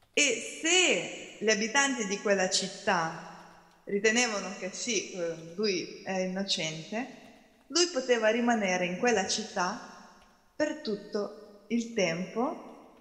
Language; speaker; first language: Italian; non-native, fluent; Ukrainian